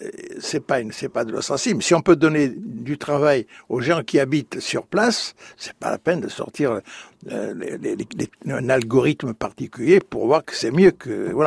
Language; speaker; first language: French; native; French